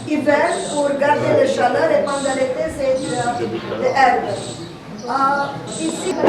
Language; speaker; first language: French; non-native, fluent; Hindi